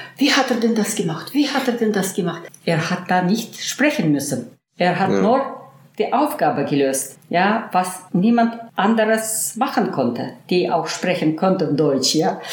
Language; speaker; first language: German; early bilingual, heritage; German